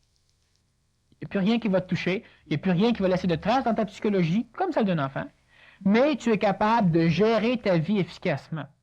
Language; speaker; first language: French; native; French